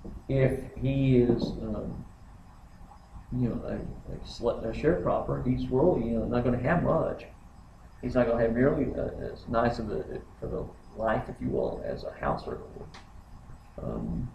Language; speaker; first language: English; native; English